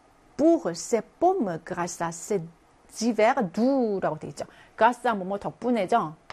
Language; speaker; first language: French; non-native, fluent; Korean